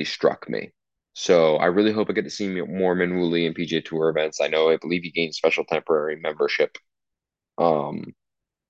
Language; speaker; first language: English; native; English